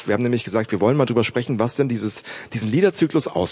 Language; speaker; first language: German; native; German